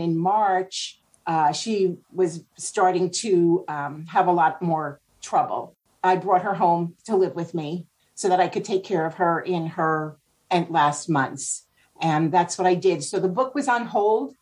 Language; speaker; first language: English; native; English